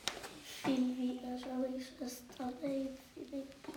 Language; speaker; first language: German; non-native, local second language; Arabic